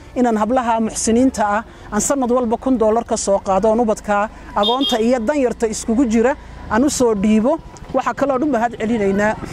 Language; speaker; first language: Somali; native; Somali